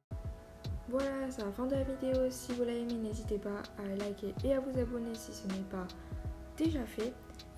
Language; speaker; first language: French; native; French